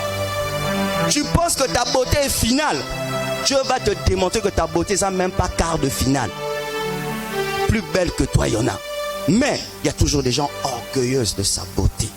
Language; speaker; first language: French; non-native, local second language; Lingala